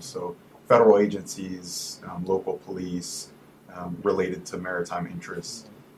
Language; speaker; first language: English; native; English